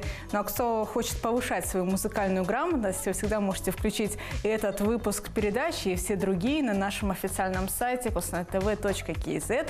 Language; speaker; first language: Russian; native; Russian